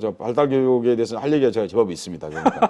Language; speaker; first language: Korean; native; Korean